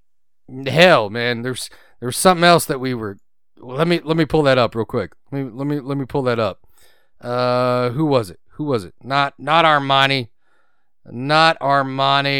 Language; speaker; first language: English; native; English